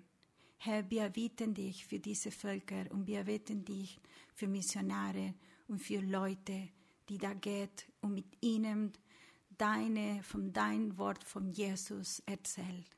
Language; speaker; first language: German; non-native, learner; Spanish